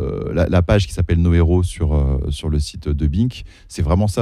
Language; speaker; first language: French; early bilingual, other home language; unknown